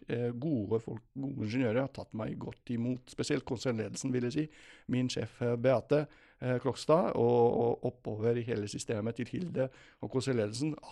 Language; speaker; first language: Norwegian; non-native, fluent; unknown